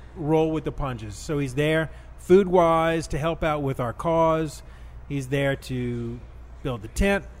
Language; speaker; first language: English; native; English